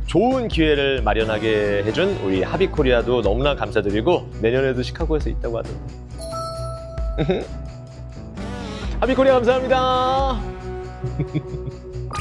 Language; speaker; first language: Korean; native; Korean